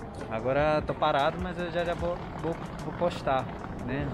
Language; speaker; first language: Portuguese; non-native, fluent; Japanese